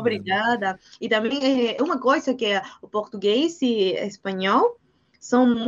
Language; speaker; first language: Portuguese; non-native, learner; Spanish